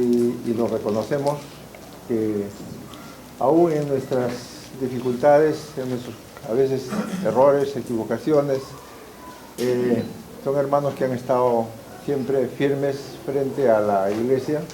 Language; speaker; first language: Spanish; native; Spanish